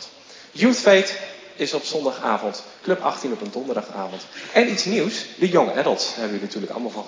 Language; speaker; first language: Dutch; native; Dutch